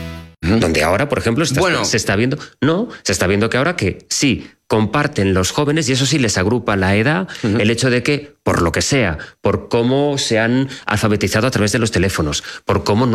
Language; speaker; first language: Spanish; native; Spanish